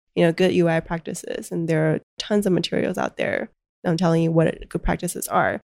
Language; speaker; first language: English; early bilingual, other home language; Chinese